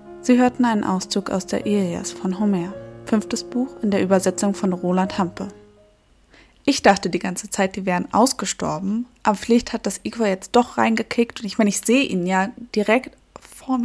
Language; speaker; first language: German; native; German